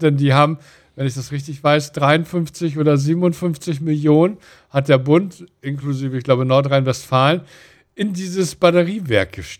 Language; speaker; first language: German; native; German